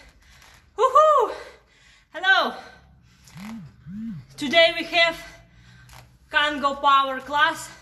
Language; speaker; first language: English; non-native, learner; Russian